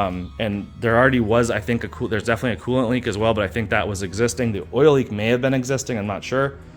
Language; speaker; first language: English; native; English